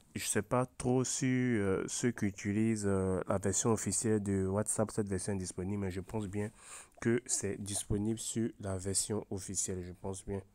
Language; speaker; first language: French; native; French